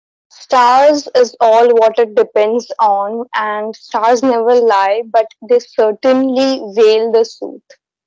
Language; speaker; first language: English; non-native, local second language; Hindi